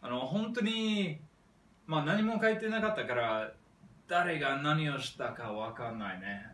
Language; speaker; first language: Japanese; non-native, learner; English